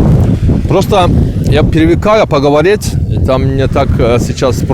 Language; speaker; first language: Russian; non-native, learner; Turkish